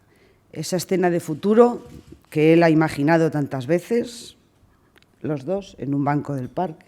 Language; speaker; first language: Spanish; native; Spanish